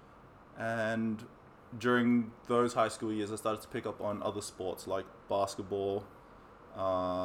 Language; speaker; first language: English; native; English